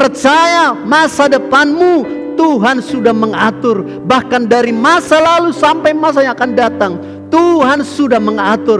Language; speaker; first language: Indonesian; native; Indonesian